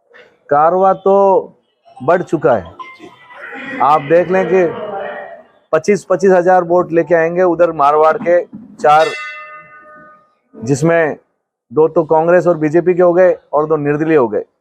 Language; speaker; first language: Hindi; non-native, local second language; Marwari